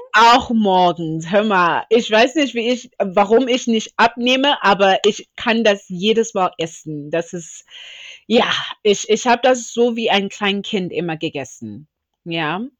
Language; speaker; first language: German; non-native, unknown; Shona